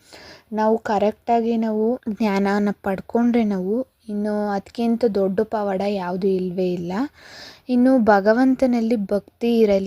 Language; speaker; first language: Kannada; native; Kannada